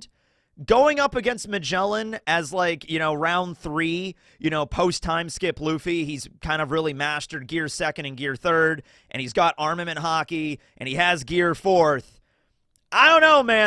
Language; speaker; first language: English; native; English